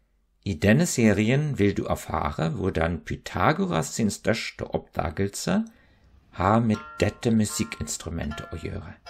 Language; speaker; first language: Norwegian; non-native, fluent; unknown